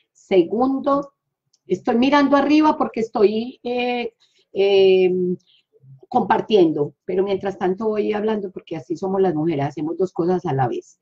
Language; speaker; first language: Spanish; native; Spanish